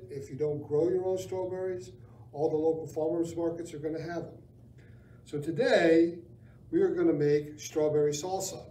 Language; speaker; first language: English; native; English